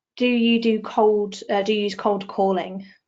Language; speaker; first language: English; native; English